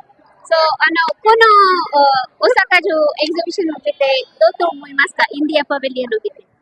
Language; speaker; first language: Japanese; non-native, fluent; Marathi